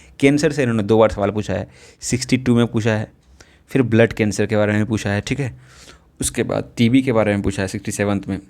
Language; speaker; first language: Hindi; native; Hindi